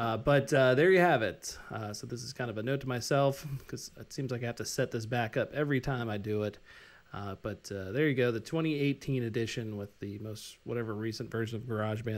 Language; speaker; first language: English; native; English